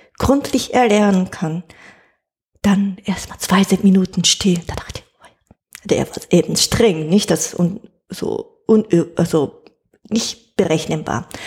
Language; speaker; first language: German; non-native, fluent; Japanese